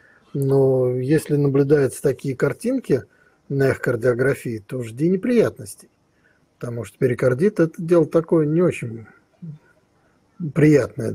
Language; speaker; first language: Russian; native; Russian